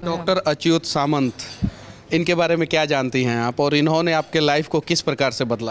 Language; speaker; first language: Hindi; native; Hindi